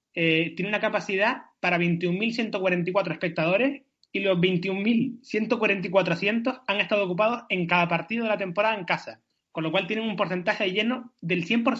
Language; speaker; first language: Spanish; native; Spanish